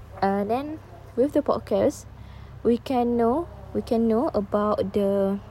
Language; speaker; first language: English; non-native, learner; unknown